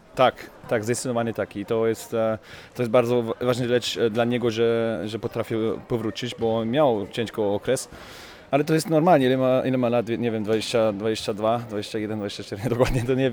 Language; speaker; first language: Polish; non-native, fluent; German